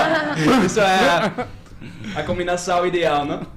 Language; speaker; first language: Portuguese; non-native, learner; Dutch